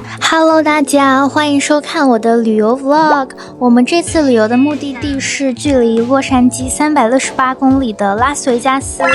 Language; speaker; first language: Chinese; native; Chinese